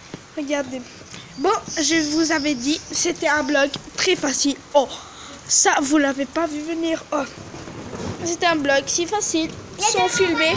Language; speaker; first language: French; native; French